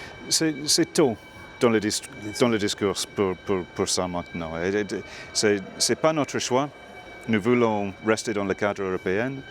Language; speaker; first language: French; non-native, fluent; English